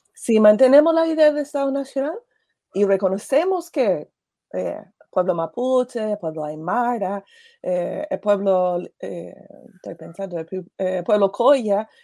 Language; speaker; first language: Spanish; non-native, fluent; English